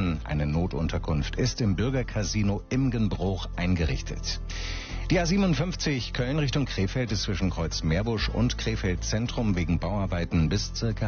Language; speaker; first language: German; native; German